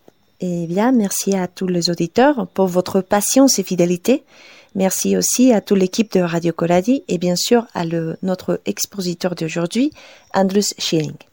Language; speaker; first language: French; non-native, fluent; Spanish